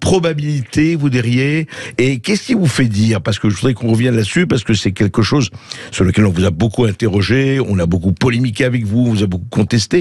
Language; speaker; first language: French; native; French